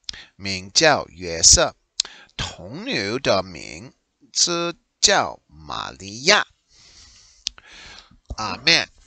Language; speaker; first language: Chinese; non-native, learner; English